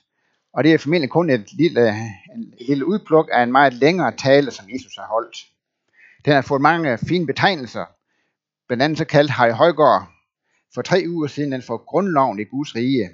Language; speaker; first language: Danish; native; Danish